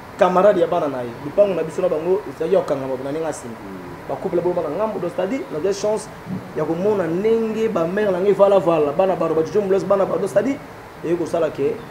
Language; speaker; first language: Lingala; native; Lingala